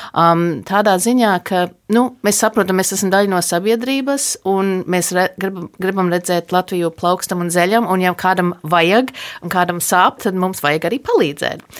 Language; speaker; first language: Latvian; early bilingual, heritage; Latvian